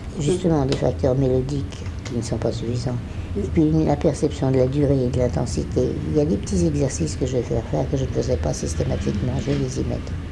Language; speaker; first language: French; native; French